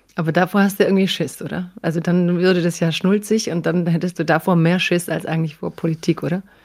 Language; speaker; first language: German; early bilingual, other home language; Croatian